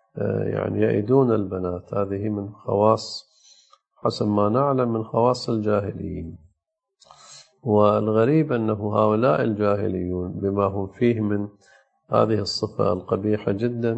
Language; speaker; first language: Arabic; native; Arabic